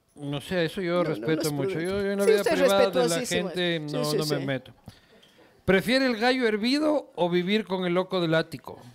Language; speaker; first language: Spanish; native; Spanish